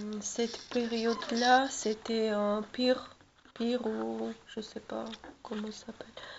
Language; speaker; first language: French; non-native, learner; Russian